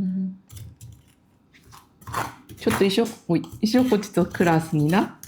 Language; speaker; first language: Russian; non-native, learner; Japanese